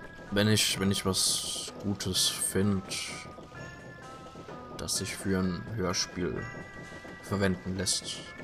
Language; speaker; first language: German; native; German